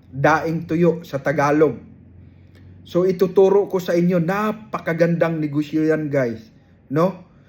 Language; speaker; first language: Filipino; non-native, local second language; Cebuano